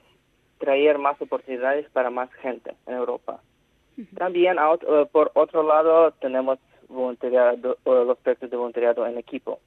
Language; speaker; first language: Spanish; non-native, fluent; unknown